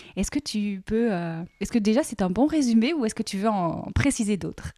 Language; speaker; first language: French; native; French